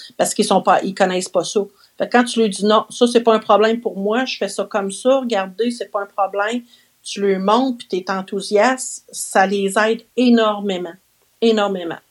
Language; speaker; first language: French; native; French